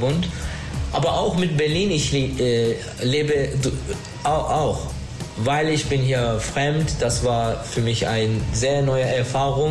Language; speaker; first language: German; non-native, learner; Turkish